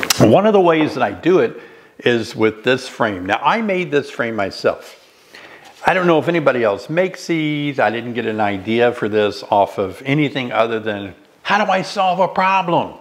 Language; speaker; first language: English; native; English